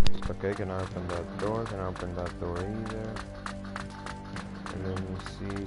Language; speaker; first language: English; early bilingual, other home language; Spanish